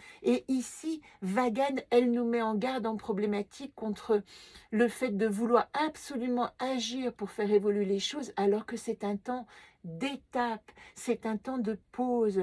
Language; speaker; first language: French; native; French